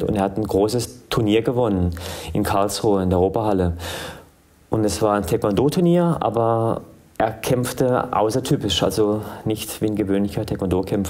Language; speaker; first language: German; early bilingual, other home language; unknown